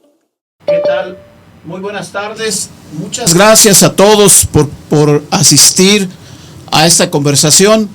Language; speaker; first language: Spanish; native; Spanish